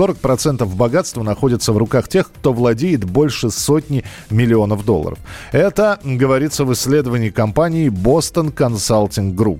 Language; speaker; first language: Russian; native; Russian